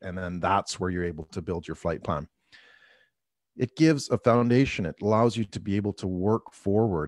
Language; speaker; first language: English; native; English